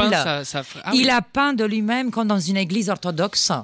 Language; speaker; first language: French; non-native, fluent; Romanian